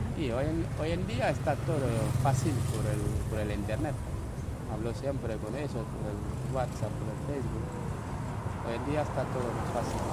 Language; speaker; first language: Spanish; non-native, fluent; Wolof